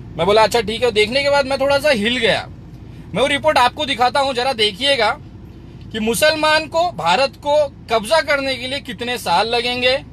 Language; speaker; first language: Hindi; native; Hindi